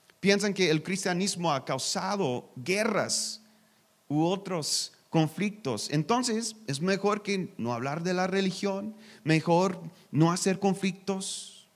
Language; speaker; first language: Spanish; non-native, learner; English